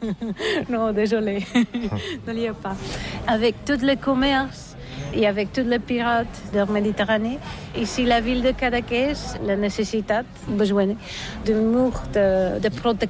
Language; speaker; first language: French; non-native, learner; Catalan